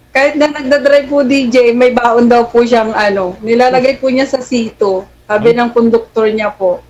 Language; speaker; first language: Filipino; non-native, local second language; Pangasinan